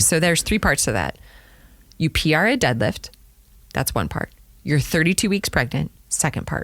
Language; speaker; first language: English; native; English